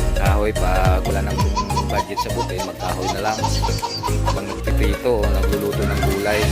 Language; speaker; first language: Filipino; non-native, local second language; Hiligaynon